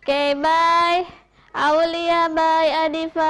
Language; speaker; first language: English; non-native, fluent; Indonesian